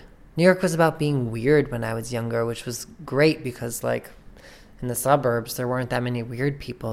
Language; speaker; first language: English; native; English